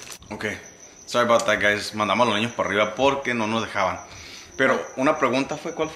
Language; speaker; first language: Spanish; early bilingual, heritage; Spanish